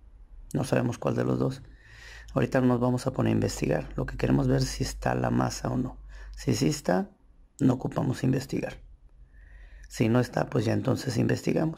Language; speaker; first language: Spanish; native; Spanish